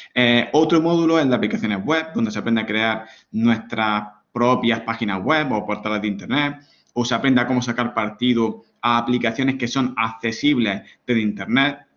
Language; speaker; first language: Spanish; native; Spanish